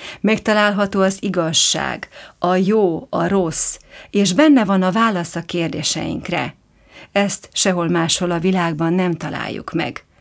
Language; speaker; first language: Hungarian; native; Hungarian